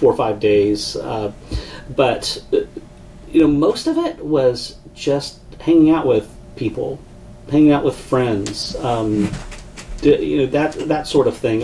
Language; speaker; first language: English; native; English